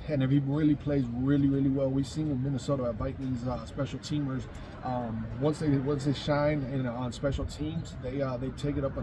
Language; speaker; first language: English; native; English